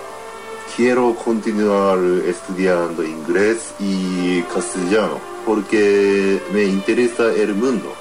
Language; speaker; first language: Spanish; non-native, learner; Japanese